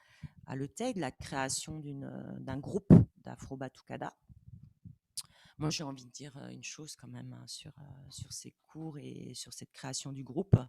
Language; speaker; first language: French; native; French